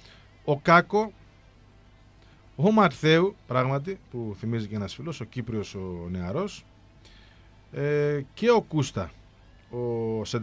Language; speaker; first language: Greek; native; Greek